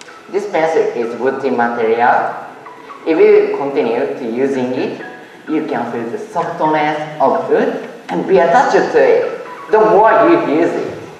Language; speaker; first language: English; non-native, learner; Japanese